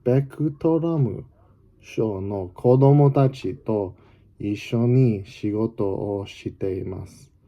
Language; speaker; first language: Japanese; non-native, learner; English